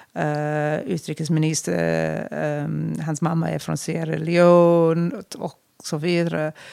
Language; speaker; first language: Swedish; non-native, fluent; English